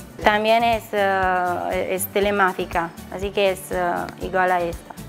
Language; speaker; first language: Spanish; non-native, learner; Italian